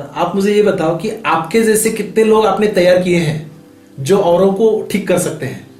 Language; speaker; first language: Hindi; non-native, local second language; Marathi